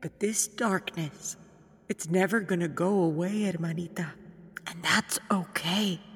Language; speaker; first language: English; early bilingual, other home language; Spanish